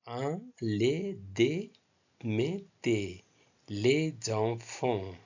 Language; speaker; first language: French; non-native, learner; Nepali